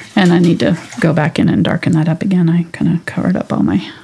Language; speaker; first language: English; native; English